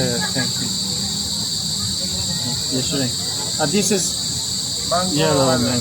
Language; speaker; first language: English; non-native, learner; Turkish